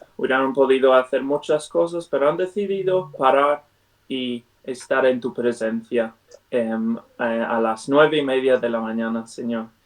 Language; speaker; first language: Spanish; non-native, fluent; English